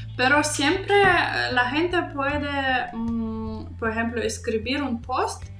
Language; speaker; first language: Spanish; non-native, learner; Kazakh